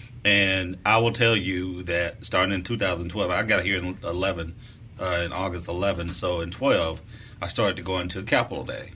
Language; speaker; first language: English; native; English